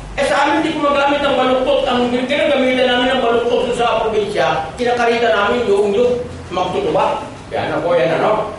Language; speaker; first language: Filipino; non-native, local second language; Cebuano